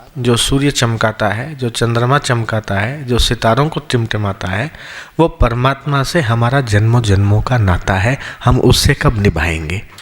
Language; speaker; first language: Hindi; non-native, local second language; Sindhi